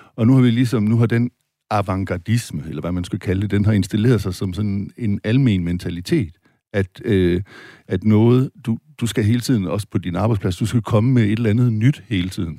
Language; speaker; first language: Danish; native; Danish